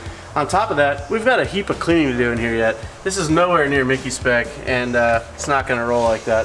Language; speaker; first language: English; native; English